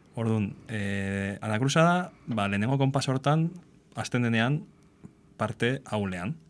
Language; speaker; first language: Basque; non-native, local second language; Spanish